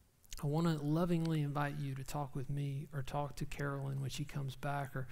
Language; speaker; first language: English; native; English